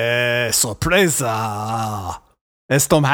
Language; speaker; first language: Spanish; non-native, learner; English